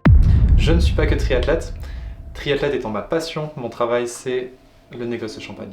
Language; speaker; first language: French; native; French